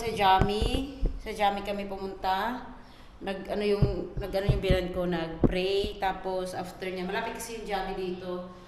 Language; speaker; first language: Filipino; native; Filipino